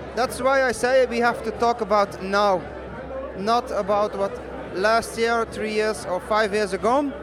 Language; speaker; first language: English; non-native, fluent; Dutch